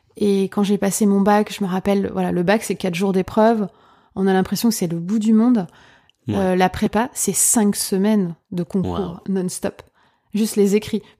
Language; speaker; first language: French; native; French